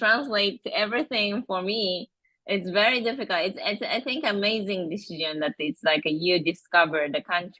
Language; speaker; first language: English; non-native, fluent; Japanese